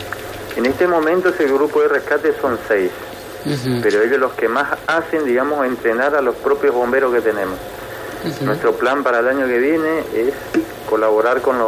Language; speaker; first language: Spanish; native; Spanish